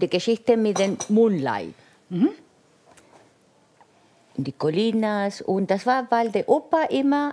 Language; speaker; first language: German; non-native, fluent; Italian